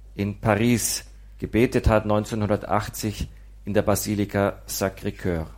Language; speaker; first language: German; native; German